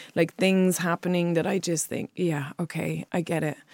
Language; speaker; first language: English; native; English